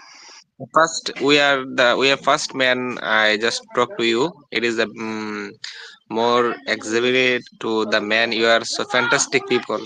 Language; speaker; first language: English; non-native, learner; Bangla